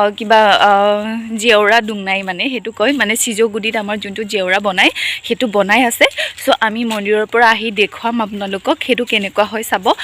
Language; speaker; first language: Assamese; non-native, local second language; Bodo